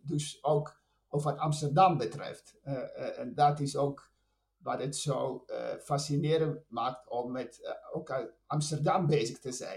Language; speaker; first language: Dutch; non-native, fluent; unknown